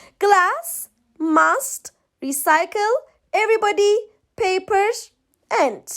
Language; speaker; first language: English; non-native, fluent; Turkish